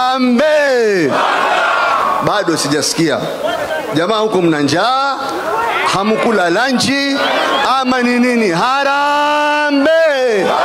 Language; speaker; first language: Swahili; native; Swahili